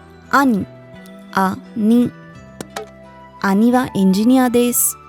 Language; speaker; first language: Japanese; non-native, fluent; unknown